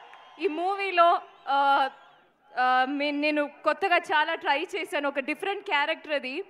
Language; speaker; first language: Telugu; non-native, fluent; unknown